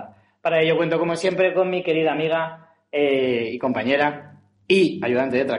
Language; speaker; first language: Spanish; native; Spanish